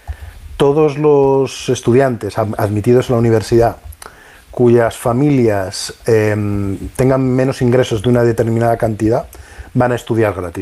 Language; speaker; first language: Spanish; native; Spanish